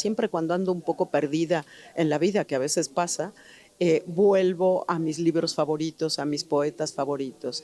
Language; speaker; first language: Spanish; native; Spanish